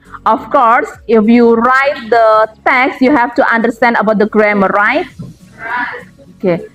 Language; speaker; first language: English; non-native, fluent; Indonesian